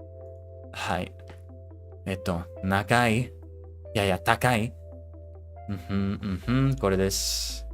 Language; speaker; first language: Japanese; non-native, learner; English